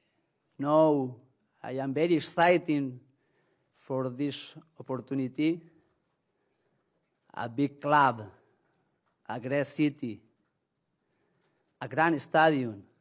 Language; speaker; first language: English; non-native, learner; Spanish